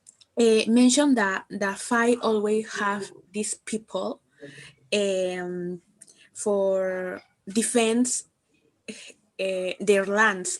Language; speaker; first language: English; non-native, learner; Spanish